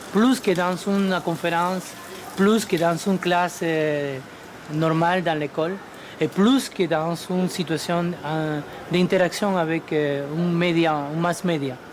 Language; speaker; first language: French; non-native, fluent; Spanish